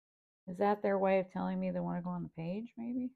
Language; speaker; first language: English; native; English